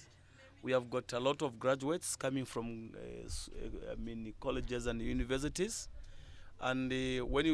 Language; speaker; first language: English; non-native, local second language; Bemba